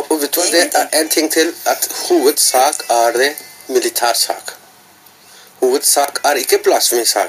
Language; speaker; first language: Norwegian; non-native, learner; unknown